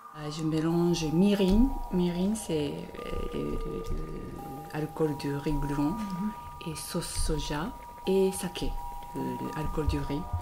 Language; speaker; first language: French; non-native, fluent; Japanese